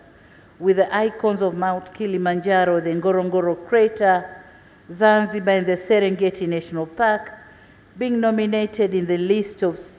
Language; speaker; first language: English; non-native, local second language; Swahili